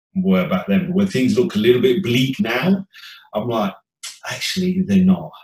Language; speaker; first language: English; native; English